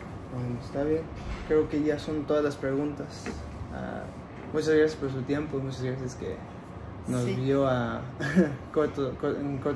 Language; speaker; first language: Spanish; early bilingual, heritage; Spanish